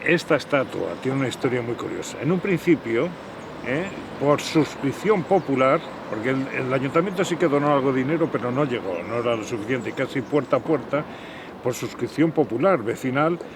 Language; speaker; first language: Spanish; native; Spanish